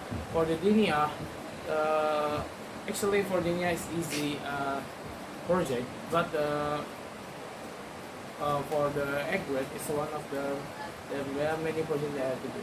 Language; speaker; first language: English; non-native, learner; Indonesian